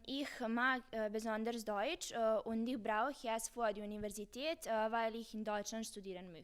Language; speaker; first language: German; non-native, learner; Serbian